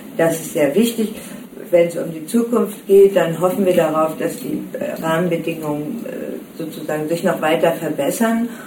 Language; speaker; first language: German; native; German